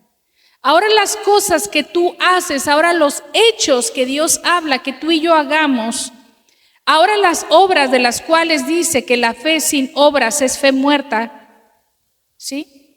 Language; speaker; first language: Spanish; native; Spanish